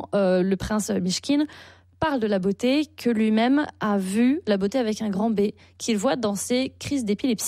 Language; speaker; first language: French; native; French